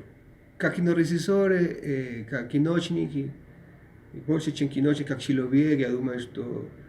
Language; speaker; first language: Russian; non-native, learner; Spanish